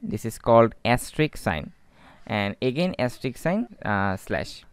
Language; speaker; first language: English; non-native, local second language; Bangla